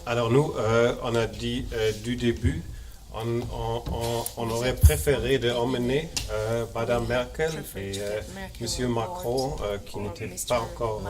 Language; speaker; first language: French; non-native, fluent; German